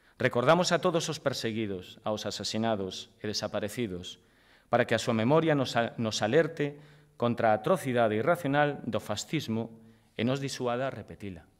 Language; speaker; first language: Galician; native; Galician